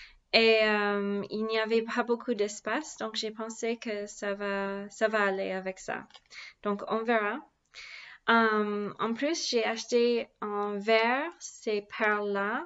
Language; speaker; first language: French; non-native, learner; English